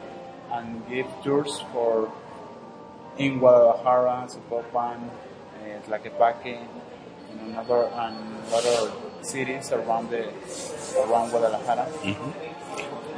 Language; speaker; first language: English; non-native, learner; Spanish